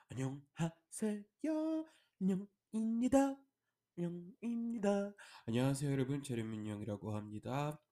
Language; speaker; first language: Korean; non-native, learner; Portuguese